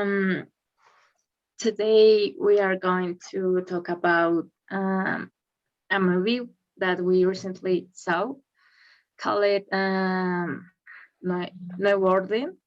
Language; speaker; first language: English; non-native, learner; Spanish